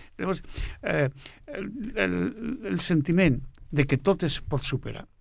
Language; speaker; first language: Catalan; non-native, fluent; Portuguese